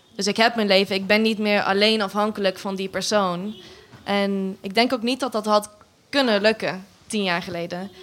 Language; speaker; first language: Dutch; non-native, fluent; Arabic